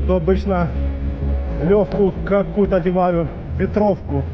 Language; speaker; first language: Russian; native; Russian